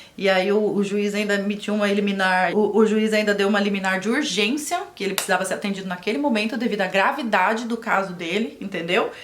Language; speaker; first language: Portuguese; native; Portuguese